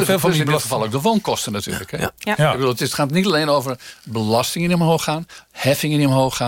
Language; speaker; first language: Dutch; native; Dutch